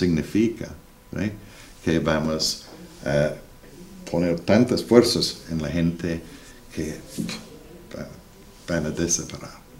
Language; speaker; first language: Spanish; non-native, learner; English